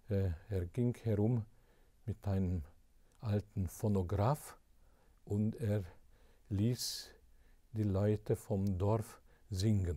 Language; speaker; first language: German; non-native, fluent; Hungarian